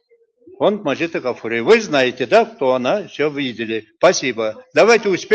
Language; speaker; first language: Russian; non-native, local second language; Bashkir